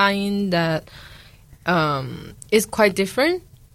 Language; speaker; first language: English; non-native, local second language; Cantonese